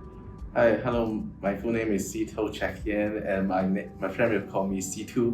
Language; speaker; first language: English; non-native, local second language; Cantonese